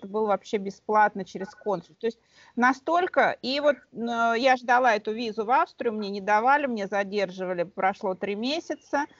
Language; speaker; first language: Russian; native; Russian